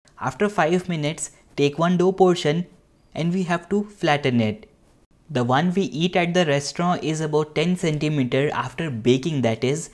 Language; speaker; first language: English; non-native, local second language; Hindi